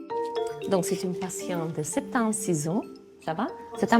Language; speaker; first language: French; non-native, fluent; Romanian